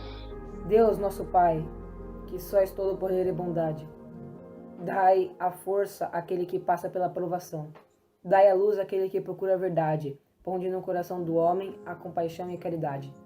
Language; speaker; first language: Portuguese; native; Portuguese